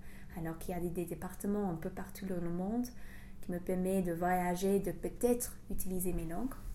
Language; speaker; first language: French; non-native, fluent; English